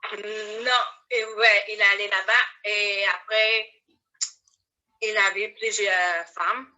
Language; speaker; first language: French; non-native, learner; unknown